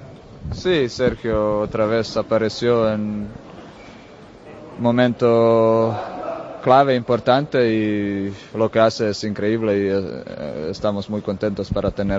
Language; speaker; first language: Spanish; non-native, fluent; Croatian